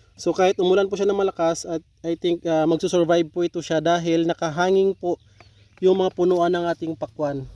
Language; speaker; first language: Filipino; non-native, local second language; Hiligaynon